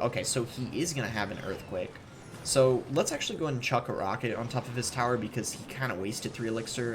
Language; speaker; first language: English; native; English